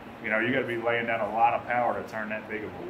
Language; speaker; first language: English; native; English